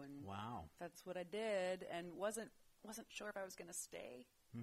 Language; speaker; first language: English; native; English